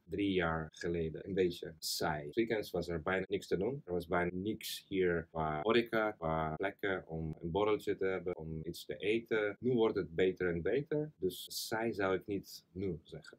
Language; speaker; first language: Dutch; non-native, fluent; Russian